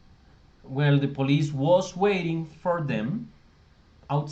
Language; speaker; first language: English; non-native, fluent; Spanish